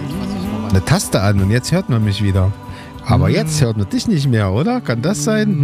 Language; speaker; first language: German; native; German